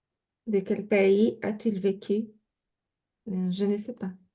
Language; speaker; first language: French; non-native, learner; Portuguese